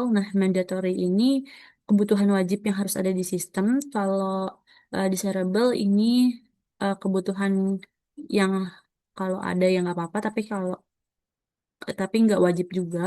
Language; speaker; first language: Indonesian; native; Indonesian